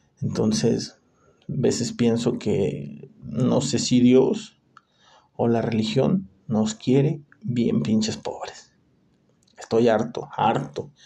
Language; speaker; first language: Spanish; native; Spanish